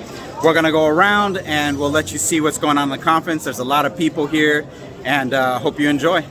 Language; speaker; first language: English; native; English